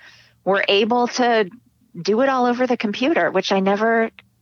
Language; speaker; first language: English; native; English